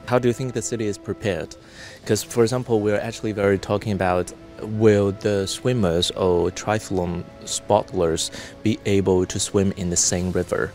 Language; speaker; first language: English; non-native, fluent; Chinese